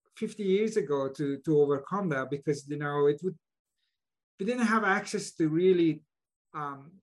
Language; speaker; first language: English; non-native, fluent; Persian